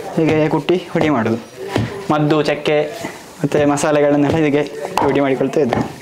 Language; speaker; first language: Kannada; non-native, local second language; Tulu